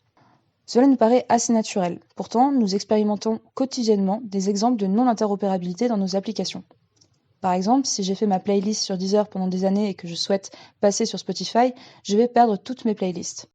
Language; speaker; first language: French; native; French